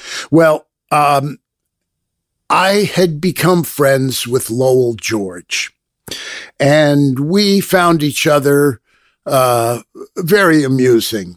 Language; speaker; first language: English; native; English